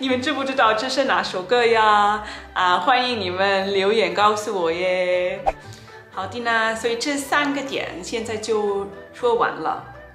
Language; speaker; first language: Chinese; non-native, fluent; German